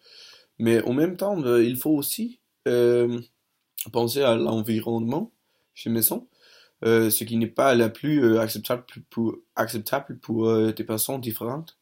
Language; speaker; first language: French; non-native, learner; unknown